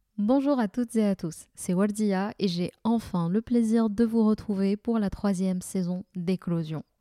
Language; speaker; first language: French; non-native, local second language; Arabic